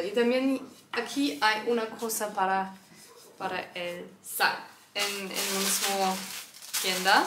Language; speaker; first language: Spanish; non-native, learner; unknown